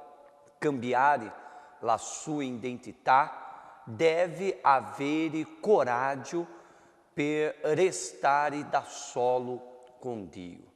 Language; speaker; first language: Italian; non-native, fluent; Portuguese